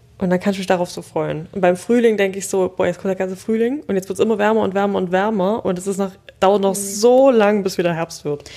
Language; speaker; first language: German; native; German